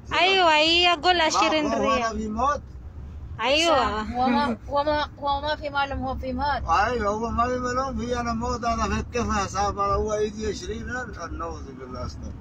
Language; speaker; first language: Arabic; non-native, learner; Cebuano